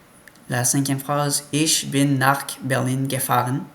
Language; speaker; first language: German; non-native, learner; French